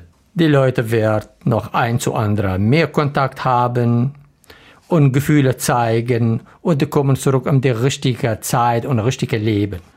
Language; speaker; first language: German; non-native, learner; Arabic